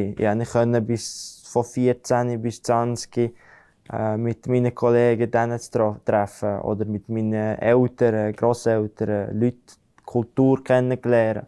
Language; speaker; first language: German; non-native, fluent; Latvian